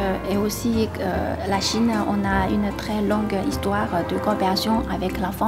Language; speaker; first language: French; non-native, fluent; Chinese